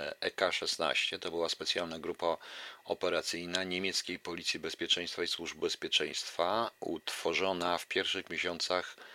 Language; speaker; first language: Polish; native; Polish